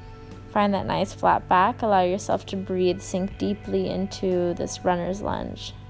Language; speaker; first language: English; native; English